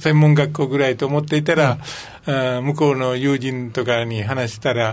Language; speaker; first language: Japanese; non-native, fluent; Sinhala